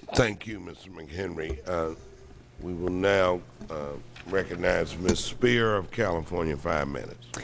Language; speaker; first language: English; native; English